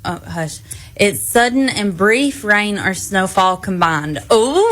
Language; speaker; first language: English; native; English